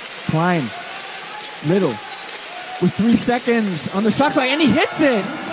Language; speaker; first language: English; native; English